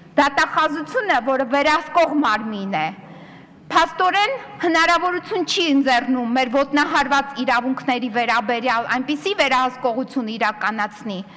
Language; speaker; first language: Armenian; native; Armenian